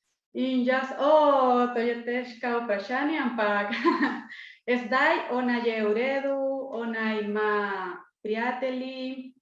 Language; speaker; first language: Slovenian; non-native, learner; Spanish